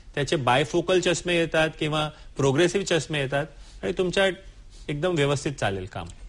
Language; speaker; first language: Marathi; non-native, local second language; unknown